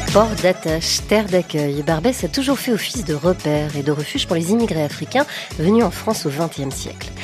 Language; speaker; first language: French; native; French